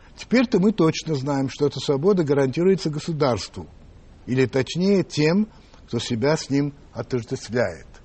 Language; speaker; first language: Russian; early bilingual, other home language; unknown